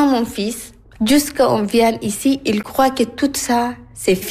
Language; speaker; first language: French; non-native, learner; Arabic